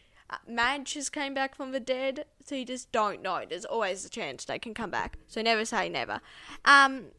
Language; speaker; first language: English; native; English